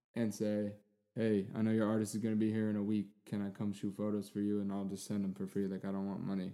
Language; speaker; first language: English; native; English